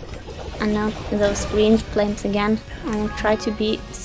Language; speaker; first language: English; non-native, fluent; Norwegian